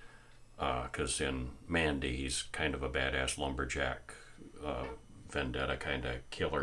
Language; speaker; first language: English; native; English